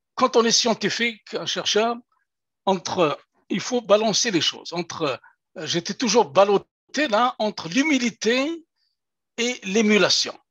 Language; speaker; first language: French; non-native, local second language; Kabyle